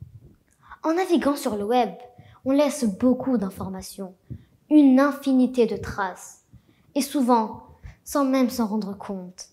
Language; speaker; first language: French; non-native, local second language; Arabic